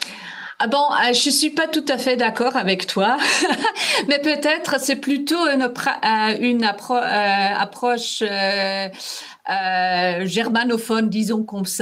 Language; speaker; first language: French; non-native, fluent; German